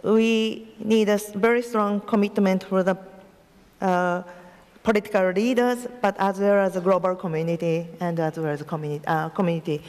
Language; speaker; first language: English; non-native, learner; Japanese